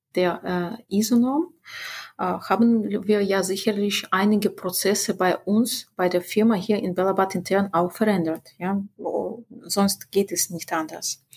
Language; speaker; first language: German; non-native, fluent; Russian